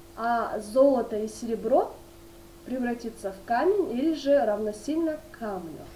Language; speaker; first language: Russian; non-native, local second language; Kyrgyz